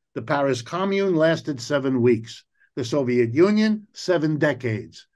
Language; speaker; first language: English; native; English